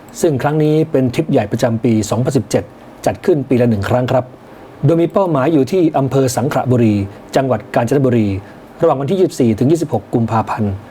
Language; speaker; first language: Thai; native; Thai